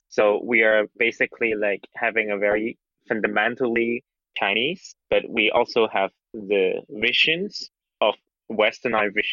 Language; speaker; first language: English; non-native, local second language; Cantonese